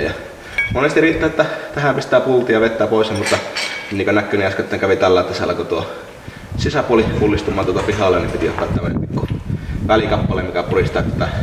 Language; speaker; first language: Finnish; native; Finnish